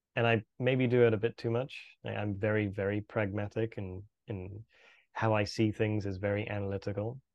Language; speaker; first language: English; native; English